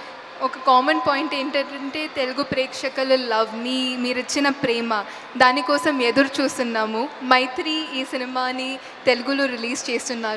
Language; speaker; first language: Telugu; non-native, fluent; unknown